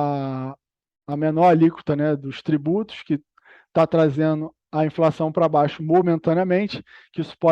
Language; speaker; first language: Portuguese; native; Portuguese